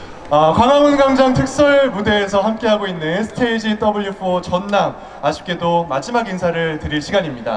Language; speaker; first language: Korean; native; Korean